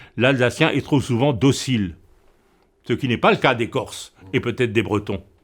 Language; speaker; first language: French; non-native, local second language; Swiss German